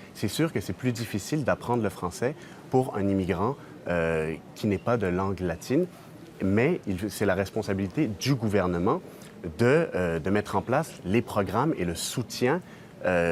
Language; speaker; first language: French; native; French